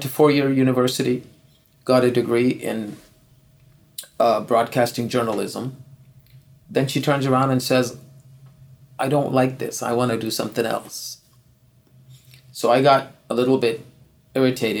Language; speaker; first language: English; non-native, local second language; Urdu